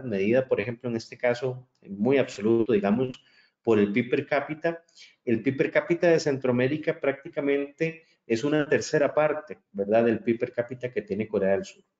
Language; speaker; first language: Spanish; native; Spanish